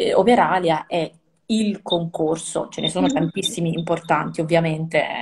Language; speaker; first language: Italian; native; Italian